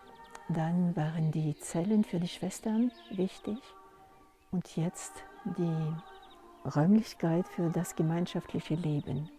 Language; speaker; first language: German; non-native, fluent; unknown